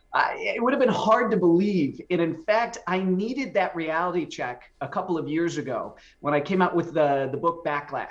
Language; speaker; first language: English; native; English